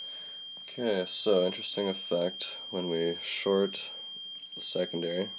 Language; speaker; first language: English; native; English